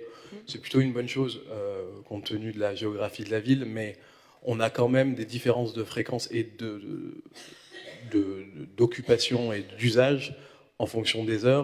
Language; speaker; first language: French; native; French